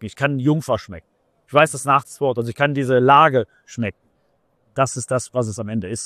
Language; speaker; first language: German; native; German